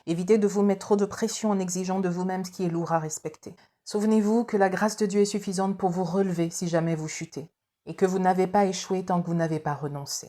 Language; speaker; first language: French; native; French